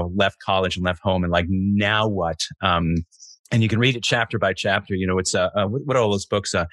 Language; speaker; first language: English; native; English